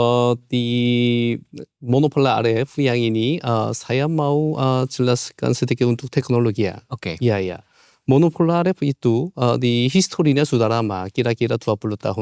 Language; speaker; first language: Indonesian; non-native, learner; Korean